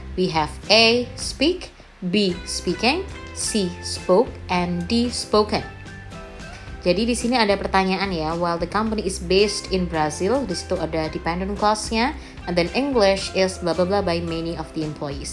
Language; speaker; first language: English; non-native, fluent; Indonesian